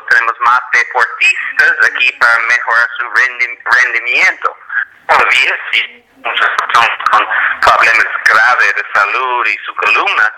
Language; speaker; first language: Spanish; non-native, fluent; English